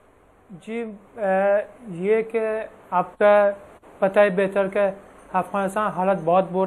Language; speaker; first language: Hindi; non-native, learner; Persian